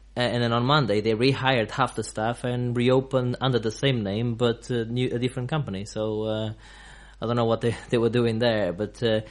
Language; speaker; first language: English; non-native, fluent; Portuguese